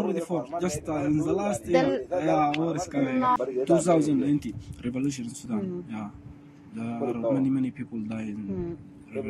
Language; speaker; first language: English; non-native, learner; Arabic